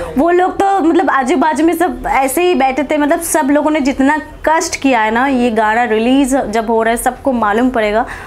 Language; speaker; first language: Hindi; non-native, local second language; Bangla